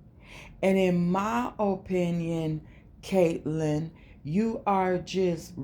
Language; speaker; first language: English; native; English